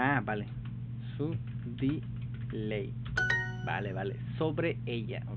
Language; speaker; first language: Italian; non-native, learner; Spanish